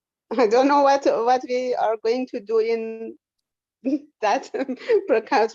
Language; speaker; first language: English; non-native, learner; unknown